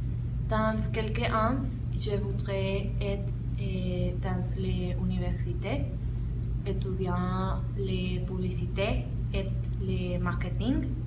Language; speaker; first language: French; non-native, learner; Spanish